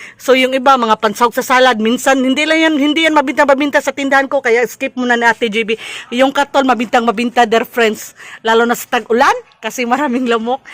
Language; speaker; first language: Filipino; non-native, local second language; Cebuano